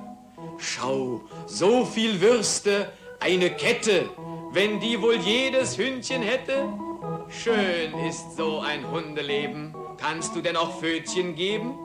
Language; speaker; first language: German; native; German